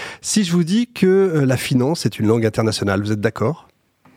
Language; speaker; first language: French; native; French